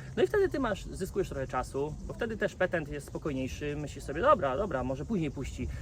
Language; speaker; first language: Polish; native; Polish